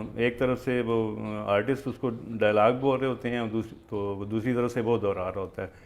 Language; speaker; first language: Urdu; non-native, local second language; Punjabi